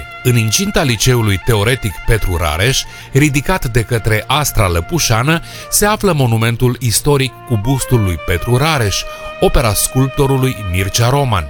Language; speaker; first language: Romanian; native; Romanian